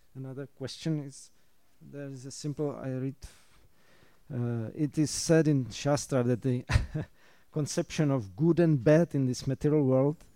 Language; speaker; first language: English; non-native, fluent; Czech